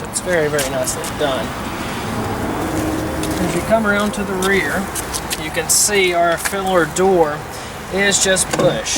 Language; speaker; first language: English; native; English